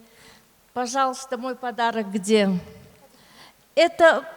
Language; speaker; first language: Russian; non-native, local second language; Lezghian